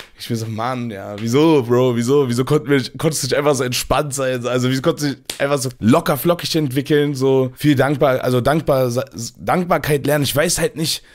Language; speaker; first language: German; early bilingual, other home language; Turkish